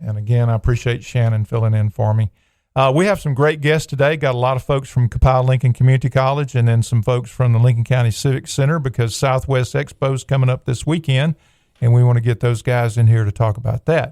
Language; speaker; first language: English; native; English